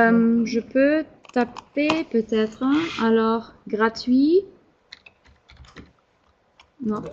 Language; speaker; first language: French; non-native, fluent; German